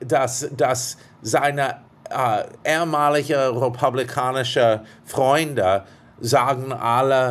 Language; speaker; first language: German; non-native, fluent; English